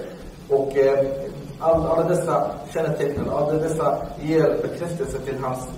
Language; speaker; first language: Swedish; non-native, fluent; Arabic